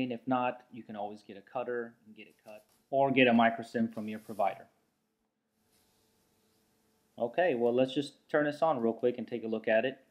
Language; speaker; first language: English; native; English